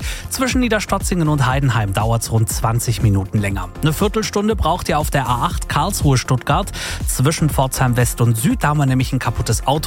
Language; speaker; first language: German; native; German